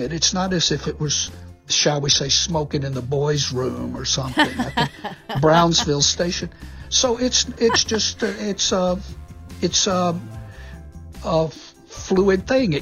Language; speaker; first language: English; native; English